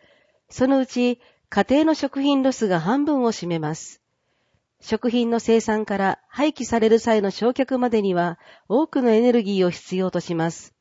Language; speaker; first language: Japanese; native; Japanese